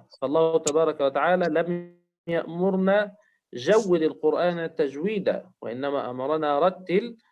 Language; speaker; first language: Arabic; native; Arabic